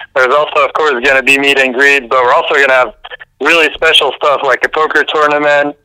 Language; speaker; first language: English; early bilingual, other home language; French